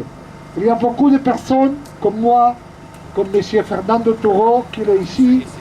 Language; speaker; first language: French; non-native, learner; Spanish